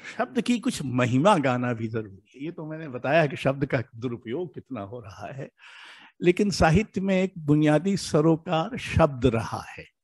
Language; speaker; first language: Hindi; native; Hindi